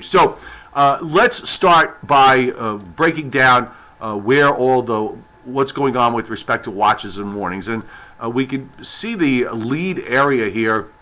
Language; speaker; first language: English; native; English